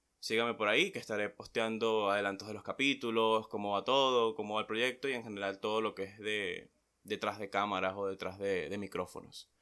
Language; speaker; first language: Spanish; native; Spanish